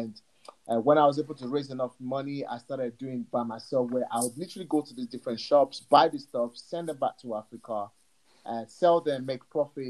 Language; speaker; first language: English; non-native, local second language; Yoruba